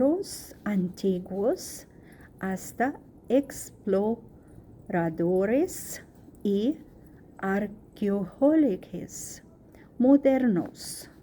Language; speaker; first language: Spanish; non-native, learner; Arabic